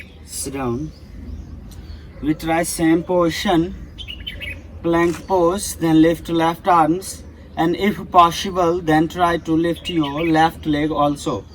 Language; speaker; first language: English; non-native, local second language; Hindi